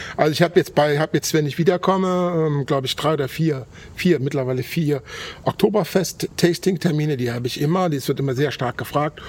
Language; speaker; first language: German; native; German